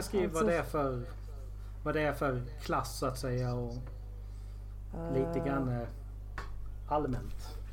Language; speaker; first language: Swedish; native; Swedish